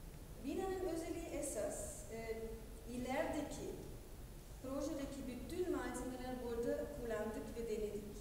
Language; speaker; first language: Turkish; non-native, fluent; German